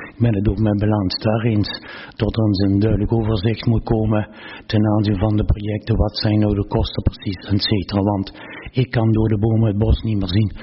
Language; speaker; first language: Dutch; native; Dutch